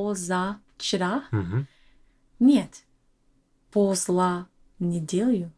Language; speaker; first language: Russian; non-native, learner; English